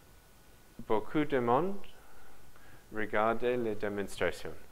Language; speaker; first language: French; non-native, learner; English